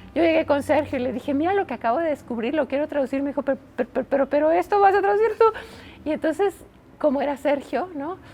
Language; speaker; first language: Spanish; native; Spanish